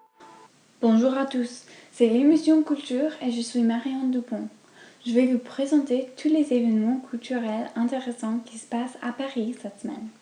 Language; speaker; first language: French; non-native, fluent; English